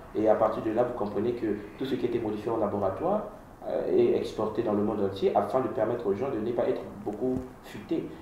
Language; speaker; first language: French; non-native, local second language; Kongo